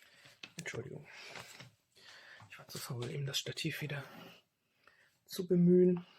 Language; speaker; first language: German; native; German